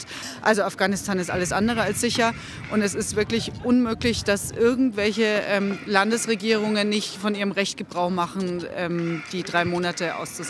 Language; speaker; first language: German; native; German